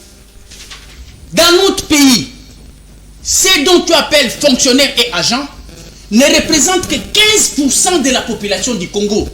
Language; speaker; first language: French; non-native, local second language; Lingala